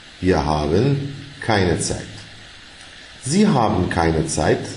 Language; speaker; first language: German; non-native, fluent; Turkish